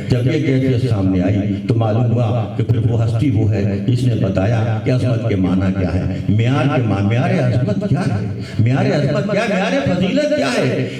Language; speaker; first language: Urdu; native; Urdu